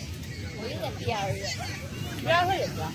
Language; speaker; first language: Chinese; native; Chinese